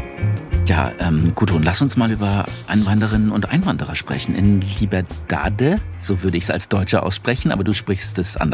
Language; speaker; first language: German; native; German